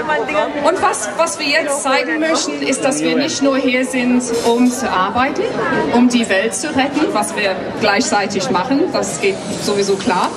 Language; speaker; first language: German; non-native, fluent; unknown